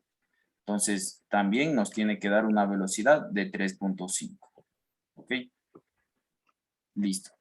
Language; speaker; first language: Spanish; native; Spanish